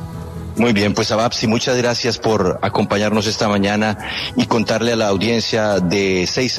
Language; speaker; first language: Spanish; native; Spanish